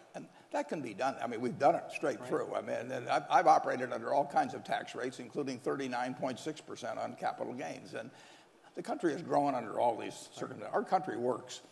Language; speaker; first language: English; native; English